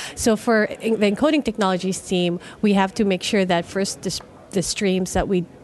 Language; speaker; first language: English; non-native, local second language; Filipino